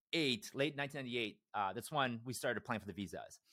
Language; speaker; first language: English; early bilingual, other home language; Korean